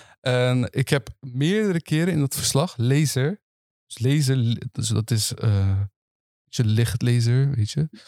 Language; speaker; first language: Dutch; early bilingual, other home language; Turkish